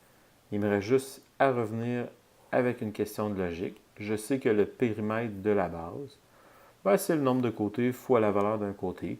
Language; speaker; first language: French; native; French